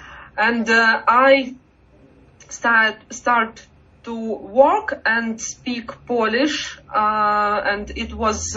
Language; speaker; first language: English; non-native, learner; Russian